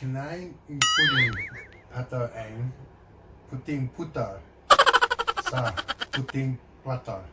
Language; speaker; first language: Filipino; non-native, learner; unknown